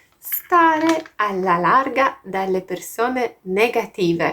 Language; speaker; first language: Italian; non-native, fluent; Polish